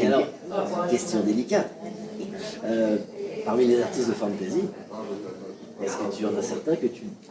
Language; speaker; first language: French; native; French